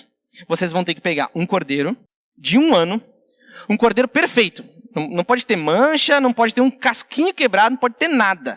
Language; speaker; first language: Portuguese; native; Portuguese